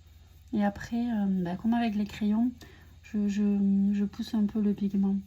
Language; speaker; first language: French; native; French